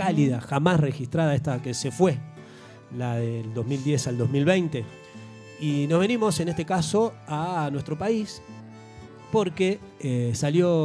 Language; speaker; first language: Spanish; native; Spanish